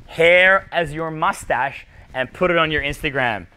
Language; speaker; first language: English; native; English